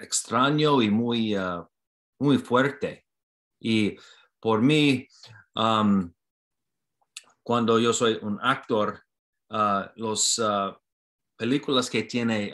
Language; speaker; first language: Spanish; non-native, learner; English